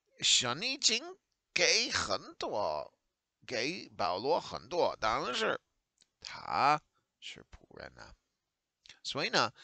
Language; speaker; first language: Chinese; non-native, learner; English